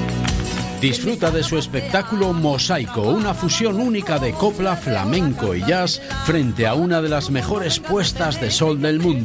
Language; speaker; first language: Spanish; native; Spanish